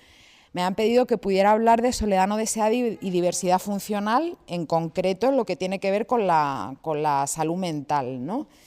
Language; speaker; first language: Spanish; native; Spanish